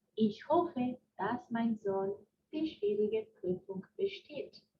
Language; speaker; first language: German; non-native, fluent; Spanish